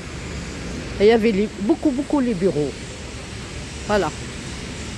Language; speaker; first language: French; non-native, local second language; Arabic